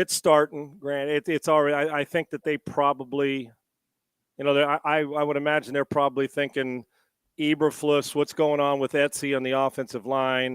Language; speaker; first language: English; native; English